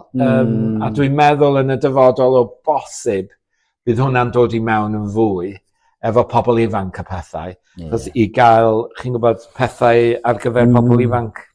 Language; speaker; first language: Welsh; native; Welsh